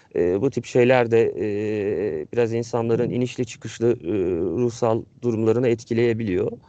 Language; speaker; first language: Turkish; native; Turkish